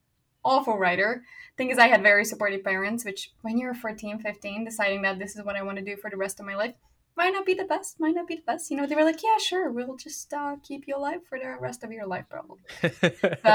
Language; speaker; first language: English; non-native, fluent; Hungarian